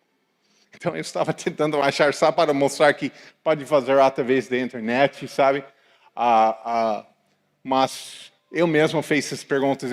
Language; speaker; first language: Portuguese; non-native, fluent; English